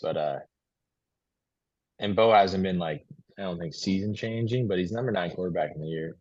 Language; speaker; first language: English; native; English